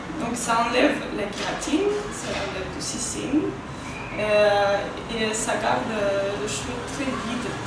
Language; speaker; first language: French; non-native, fluent; Russian